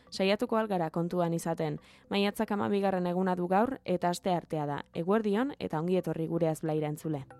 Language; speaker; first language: Basque; native; Basque